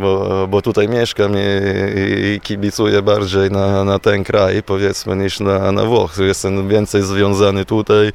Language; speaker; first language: Polish; non-native, fluent; Italian